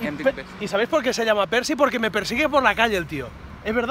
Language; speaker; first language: Spanish; native; Spanish